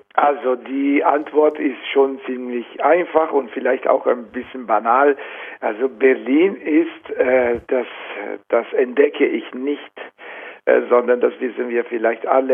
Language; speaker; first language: German; non-native, fluent; Italian